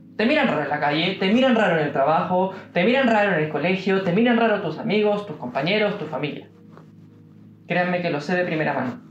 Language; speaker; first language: Spanish; native; Spanish